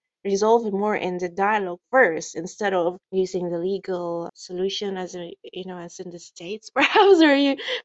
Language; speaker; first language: English; non-native, fluent; Indonesian